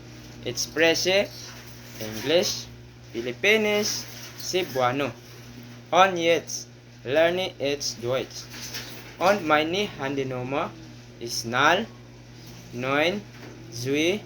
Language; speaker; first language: German; non-native, learner; Cebuano